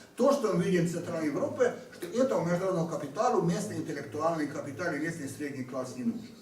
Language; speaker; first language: Russian; non-native, fluent; Hungarian